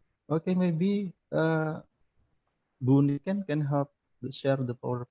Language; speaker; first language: English; non-native, learner; Indonesian